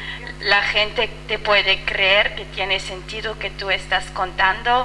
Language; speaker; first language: Spanish; non-native, fluent; French